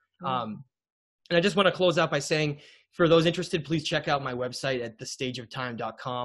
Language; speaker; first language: English; native; English